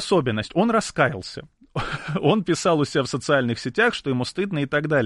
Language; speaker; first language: Russian; native; Russian